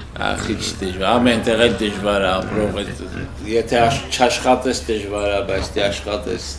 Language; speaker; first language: Armenian; native; Armenian